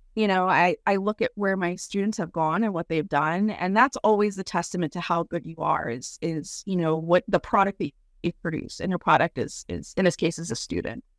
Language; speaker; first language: English; native; English